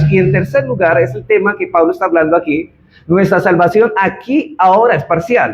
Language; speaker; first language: Spanish; native; Spanish